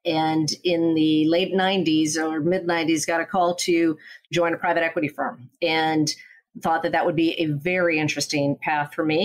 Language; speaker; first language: English; native; English